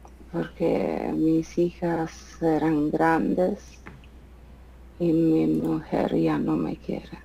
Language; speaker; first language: Spanish; non-native, fluent; Italian